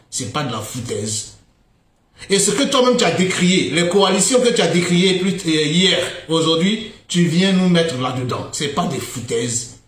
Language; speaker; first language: French; native; French